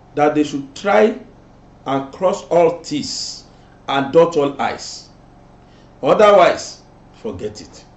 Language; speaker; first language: English; non-native, local second language; Yoruba